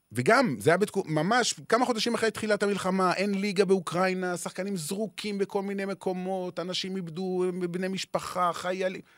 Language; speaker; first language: Hebrew; native; Hebrew